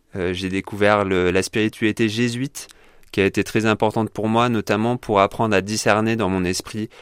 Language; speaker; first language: French; native; French